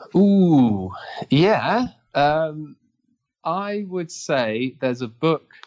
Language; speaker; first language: English; native; English